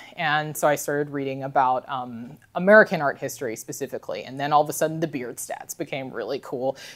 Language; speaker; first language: English; native; English